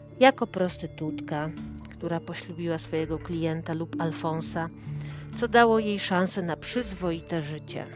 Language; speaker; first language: Polish; native; Polish